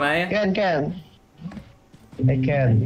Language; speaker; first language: English; non-native, learner; Indonesian